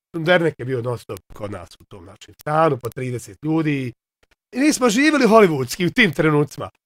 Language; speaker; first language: Bosnian; native; Bosnian